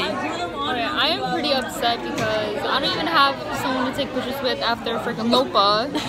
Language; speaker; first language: English; non-native, fluent; Portuguese